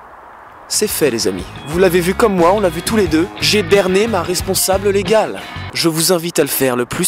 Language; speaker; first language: French; native; French